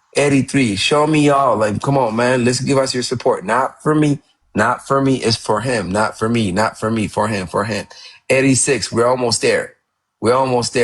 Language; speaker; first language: English; non-native, fluent; Amharic